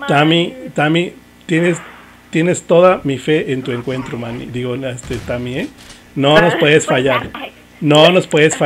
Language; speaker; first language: Spanish; native; Spanish